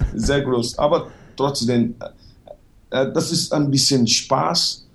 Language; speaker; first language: German; non-native, fluent; Portuguese